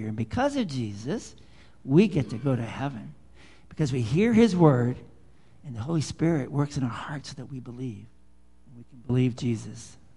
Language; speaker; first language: English; native; English